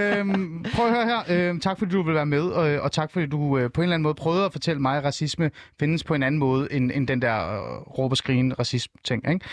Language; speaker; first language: Danish; early bilingual, other home language; Persian